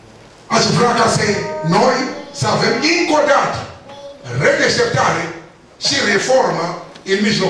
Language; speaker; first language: Romanian; non-native, learner; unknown